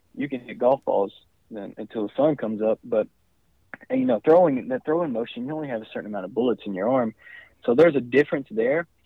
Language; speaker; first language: English; native; English